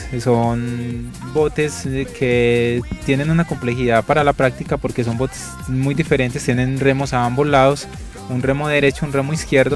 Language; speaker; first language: Spanish; native; Spanish